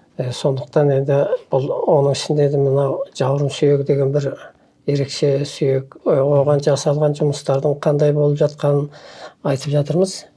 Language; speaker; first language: Kazakh; early bilingual, heritage; Kazakh